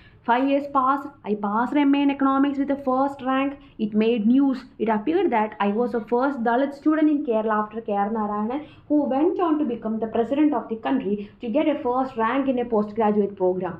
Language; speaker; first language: English; non-native, local second language; Malayalam